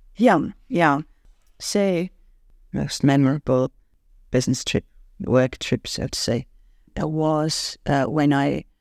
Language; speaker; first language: English; non-native, fluent; Armenian